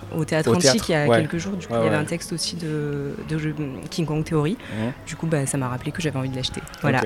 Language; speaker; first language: French; native; French